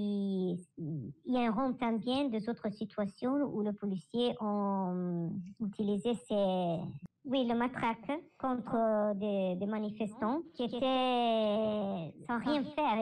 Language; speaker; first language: French; non-native, learner; Italian